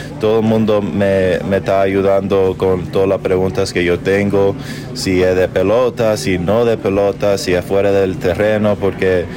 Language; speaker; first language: Spanish; early bilingual, heritage; English